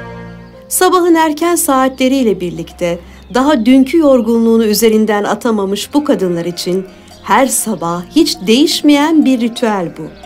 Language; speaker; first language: Turkish; native; Turkish